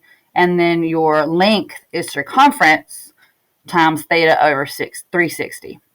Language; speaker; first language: English; native; English